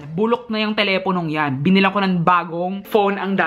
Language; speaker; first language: Filipino; native; Filipino